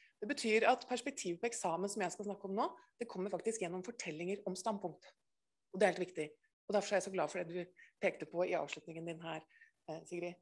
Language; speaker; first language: Norwegian; native; Norwegian